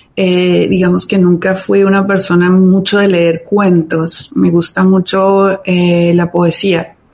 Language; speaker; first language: Spanish; native; Spanish